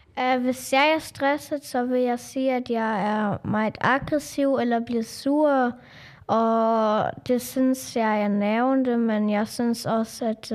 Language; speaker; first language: Danish; non-native, local second language; German